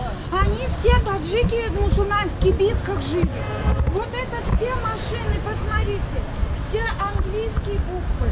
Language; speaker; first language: Russian; non-native, local second language; Tajik